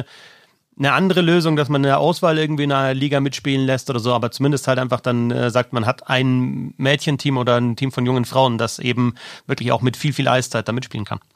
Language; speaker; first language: German; native; German